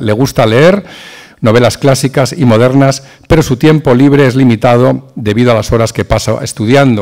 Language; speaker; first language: Spanish; native; Spanish